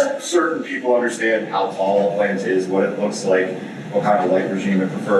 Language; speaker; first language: English; native; English